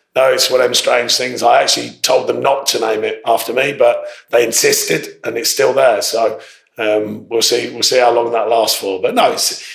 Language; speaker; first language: English; native; English